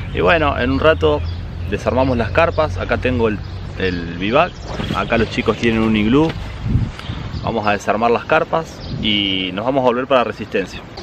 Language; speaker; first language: Spanish; native; Spanish